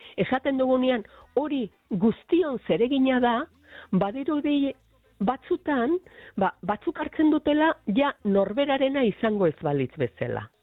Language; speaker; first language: Basque; native; Basque